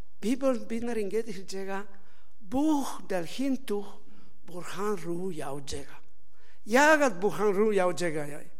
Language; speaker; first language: Mongolian; non-native, learner; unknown